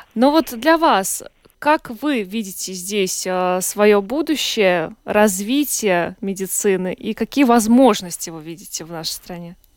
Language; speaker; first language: Russian; native; Russian